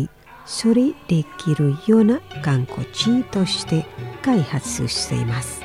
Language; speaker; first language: Japanese; non-native, fluent; Indonesian